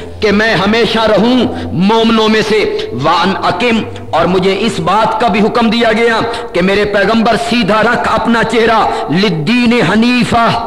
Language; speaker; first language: Urdu; non-native, local second language; Punjabi